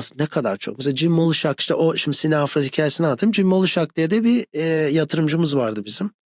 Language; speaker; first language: Turkish; early bilingual, other home language; English